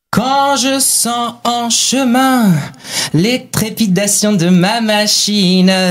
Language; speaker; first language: French; non-native, fluent; Chinese